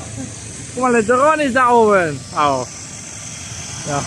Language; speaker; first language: German; non-native, learner; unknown